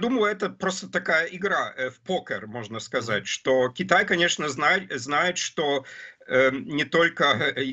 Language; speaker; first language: Russian; non-native, fluent; German